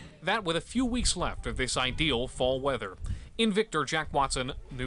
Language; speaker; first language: English; native; English